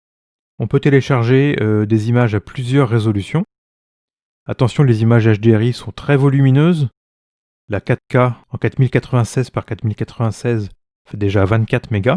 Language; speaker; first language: French; native; French